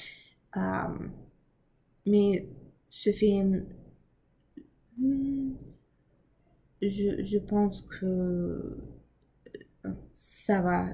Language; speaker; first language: French; non-native, learner; English